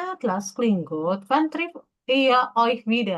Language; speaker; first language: German; non-native, fluent; Indonesian